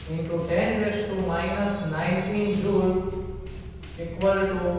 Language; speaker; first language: English; non-native, local second language; Gujarati